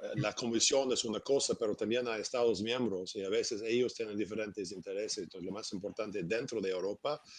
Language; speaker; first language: Spanish; non-native, fluent; English